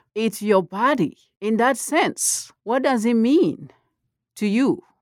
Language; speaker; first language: English; non-native, fluent; Mandingo